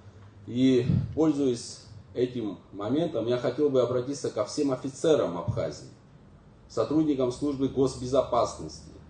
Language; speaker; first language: Russian; native; Russian